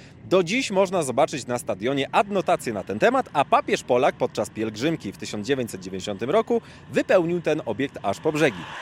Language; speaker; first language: Polish; native; Polish